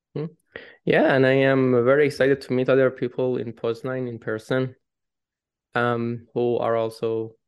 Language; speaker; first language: English; non-native, fluent; Persian